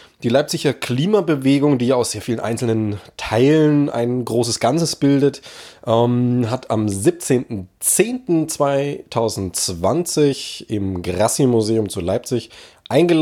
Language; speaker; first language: German; native; German